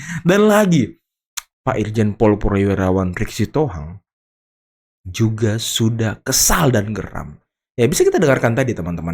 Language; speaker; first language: Indonesian; native; Indonesian